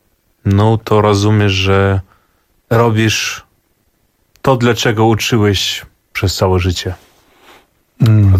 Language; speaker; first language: Polish; non-native, fluent; Belarusian